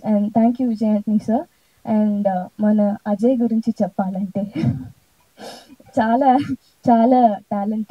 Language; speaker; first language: Telugu; non-native, learner; Tamil